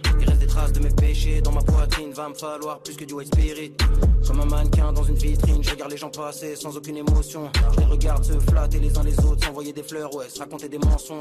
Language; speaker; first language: French; native; French